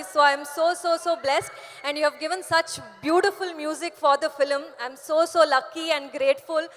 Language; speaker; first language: Telugu; non-native, learner; Kannada